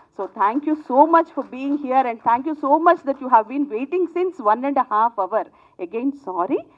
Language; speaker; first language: Telugu; native; Telugu